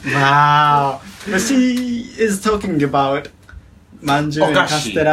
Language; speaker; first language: English; non-native, fluent; Japanese